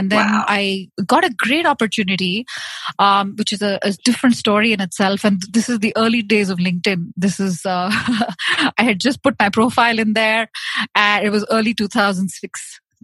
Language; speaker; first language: English; non-native, local second language; Hindi